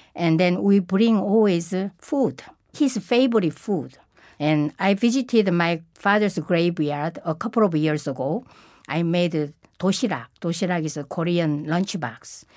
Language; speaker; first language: English; non-native, fluent; Korean